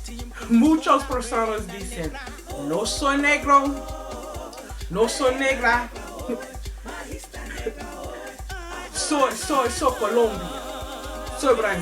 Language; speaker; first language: Spanish; non-native, learner; English